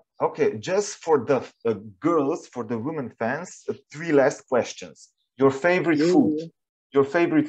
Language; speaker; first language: English; non-native, fluent; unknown